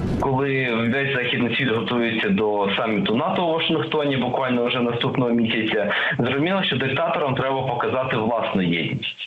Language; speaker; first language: Ukrainian; native; Ukrainian